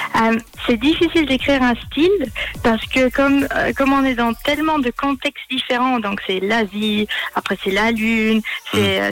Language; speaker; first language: French; early bilingual, heritage; German